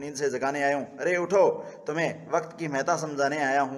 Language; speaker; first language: Hindi; native; Hindi